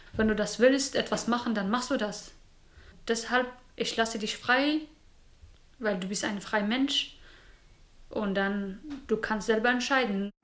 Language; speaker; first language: German; non-native, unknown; Persian